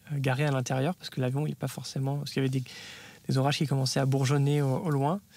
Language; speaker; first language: French; native; French